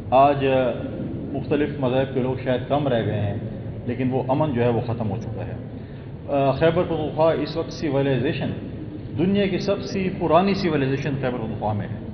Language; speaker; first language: Urdu; non-native, local second language; Saraiki